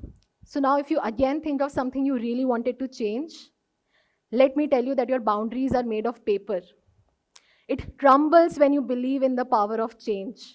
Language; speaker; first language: English; non-native, local second language; Hindi